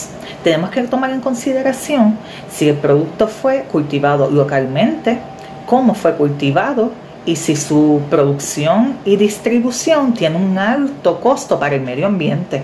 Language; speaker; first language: Spanish; native; Spanish